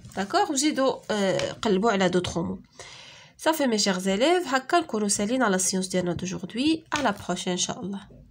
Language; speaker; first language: French; non-native, local second language; Arabic